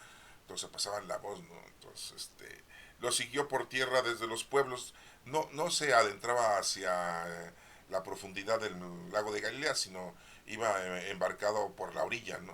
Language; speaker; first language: Spanish; native; Spanish